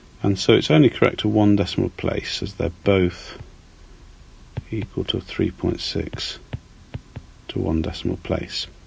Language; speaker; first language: English; native; English